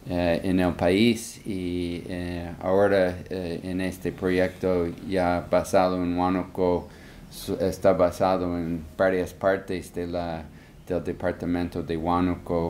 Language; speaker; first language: Spanish; non-native, fluent; English